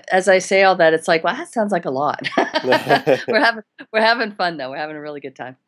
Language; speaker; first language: English; native; English